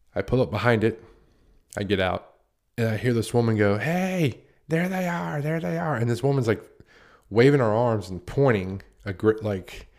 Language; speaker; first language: English; native; English